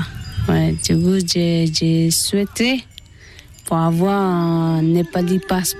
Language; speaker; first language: French; non-native, learner; Tibetan